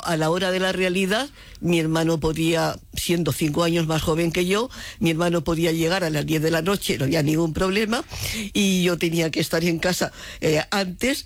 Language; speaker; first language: Spanish; native; Spanish